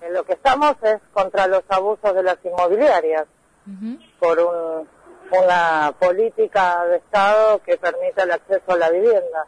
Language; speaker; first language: Spanish; native; Spanish